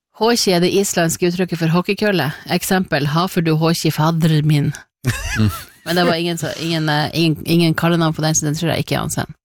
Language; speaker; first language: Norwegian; native; Norwegian